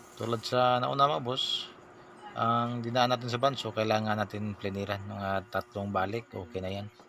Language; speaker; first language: Filipino; non-native, local second language; Cebuano